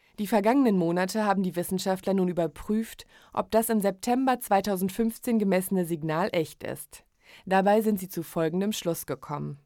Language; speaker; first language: German; native; German